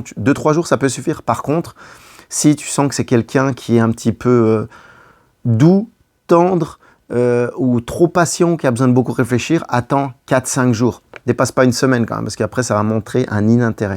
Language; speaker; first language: French; native; French